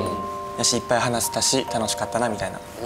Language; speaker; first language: Japanese; native; Japanese